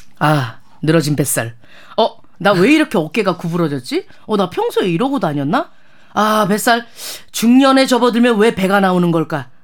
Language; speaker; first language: Korean; native; Korean